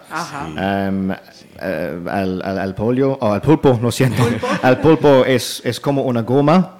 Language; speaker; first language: Spanish; non-native, learner; English